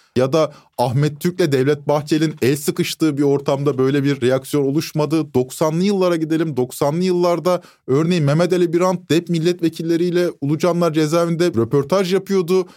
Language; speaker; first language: Turkish; native; Turkish